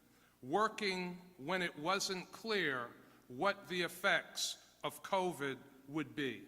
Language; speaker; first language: English; native; English